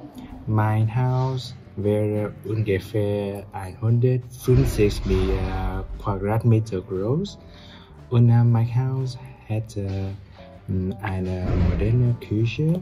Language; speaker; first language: German; non-native, learner; Vietnamese